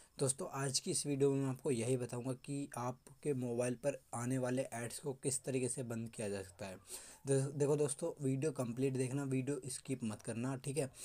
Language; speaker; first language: Hindi; native; Hindi